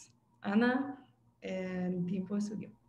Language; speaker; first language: Spanish; non-native, fluent; English